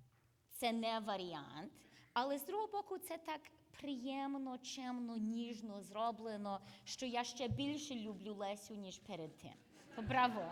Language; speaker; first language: Ukrainian; early bilingual, heritage; English